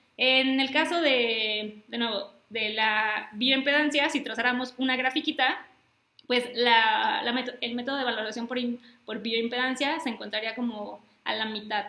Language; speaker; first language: Spanish; native; Spanish